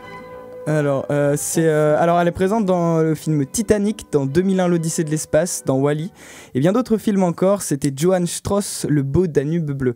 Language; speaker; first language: French; native; French